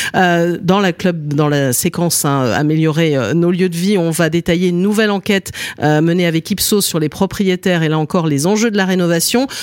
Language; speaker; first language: French; native; French